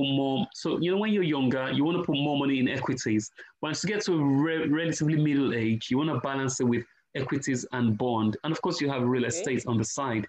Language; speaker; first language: English; non-native, local second language; Yoruba